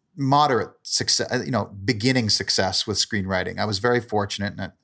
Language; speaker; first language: English; native; English